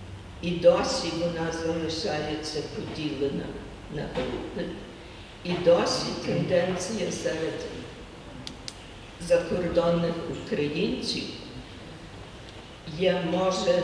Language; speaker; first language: Ukrainian; early bilingual, heritage; Ukrainian